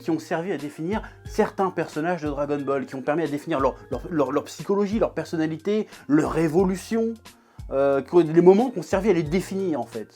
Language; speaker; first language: French; native; French